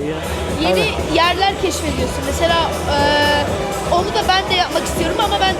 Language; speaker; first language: Turkish; early bilingual, heritage; Turkish